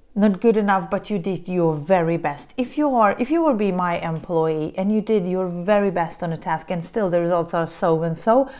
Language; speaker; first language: English; early bilingual, other home language; Polish